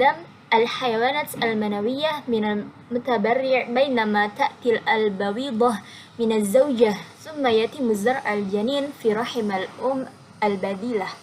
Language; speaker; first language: Arabic; non-native, learner; Indonesian